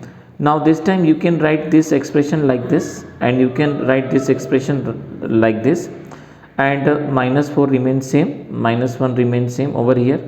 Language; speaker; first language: English; non-native, local second language; Hindi